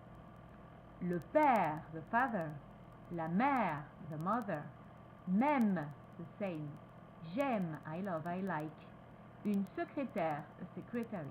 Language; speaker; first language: French; native; French